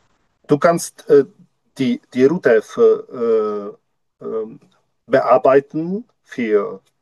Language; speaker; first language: German; non-native, learner; Czech